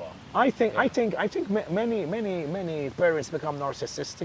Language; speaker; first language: English; non-native, local second language; Maltese